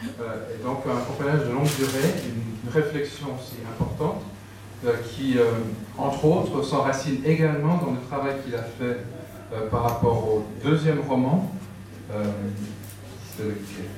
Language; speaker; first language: French; native; French